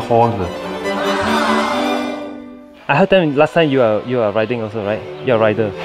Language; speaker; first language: English; non-native, local second language; Chinese